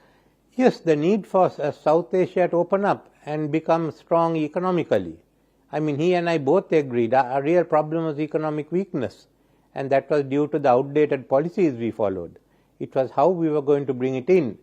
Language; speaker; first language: English; non-native, local second language; Sinhala